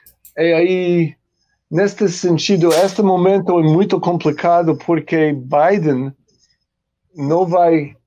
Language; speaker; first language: Portuguese; non-native, fluent; English